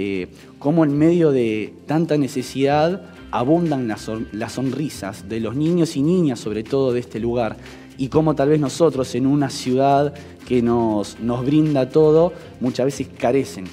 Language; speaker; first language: Spanish; native; Spanish